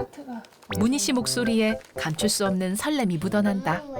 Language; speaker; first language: Korean; native; Korean